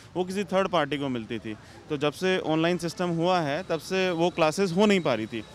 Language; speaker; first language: Hindi; native; Hindi